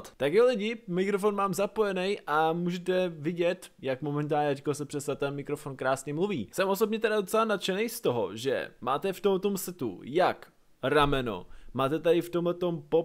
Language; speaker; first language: Czech; native; Czech